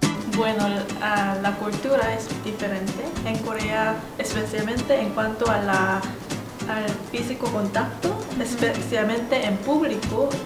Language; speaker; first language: Spanish; non-native, fluent; Korean